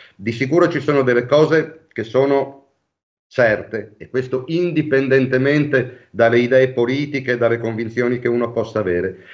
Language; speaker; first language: Italian; native; Italian